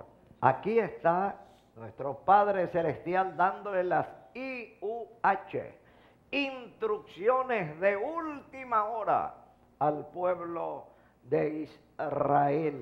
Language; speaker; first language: Spanish; native; Spanish